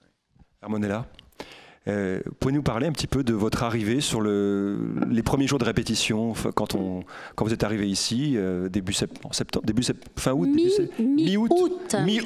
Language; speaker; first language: French; native; French